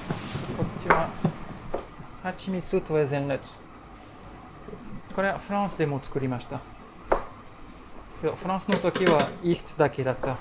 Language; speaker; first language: Japanese; non-native, learner; French